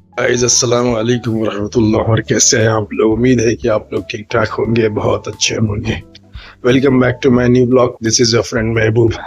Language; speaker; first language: Hindi; native; Hindi